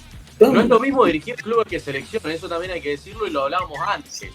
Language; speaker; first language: Spanish; native; Spanish